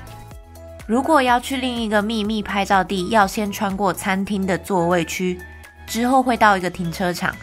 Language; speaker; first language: Chinese; native; Chinese